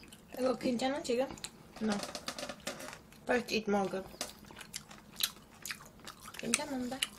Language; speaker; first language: Korean; non-native, learner; Turkish